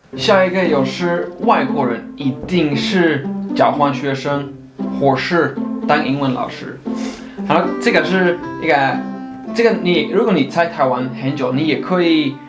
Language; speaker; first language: Chinese; non-native, fluent; Swedish